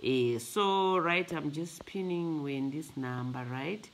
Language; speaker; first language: English; non-native, local second language; Shona